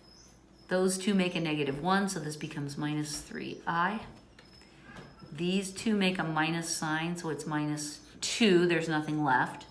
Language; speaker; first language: English; native; English